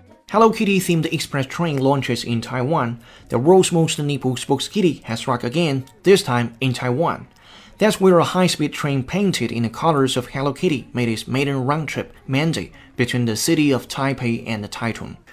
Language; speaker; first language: English; non-native, fluent; Chinese